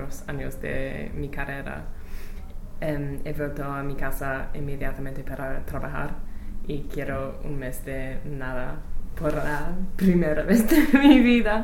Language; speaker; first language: Spanish; non-native, learner; English